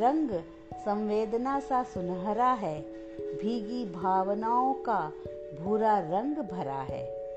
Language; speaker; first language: Hindi; non-native, local second language; Kannada